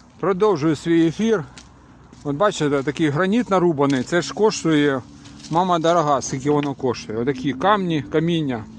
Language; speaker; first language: Ukrainian; non-native, local second language; Russian